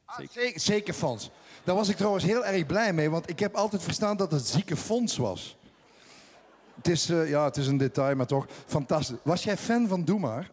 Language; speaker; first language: Dutch; native; Dutch